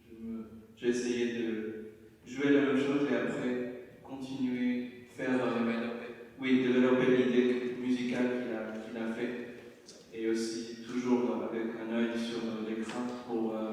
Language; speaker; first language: French; non-native, fluent; English